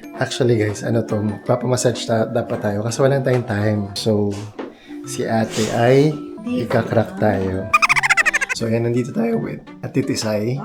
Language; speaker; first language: Filipino; native; Filipino